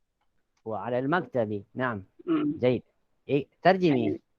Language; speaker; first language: Arabic; non-native, fluent; Malay